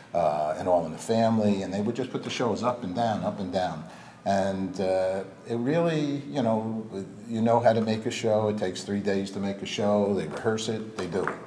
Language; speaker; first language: English; native; English